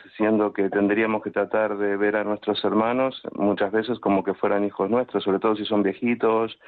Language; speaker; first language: Spanish; native; Spanish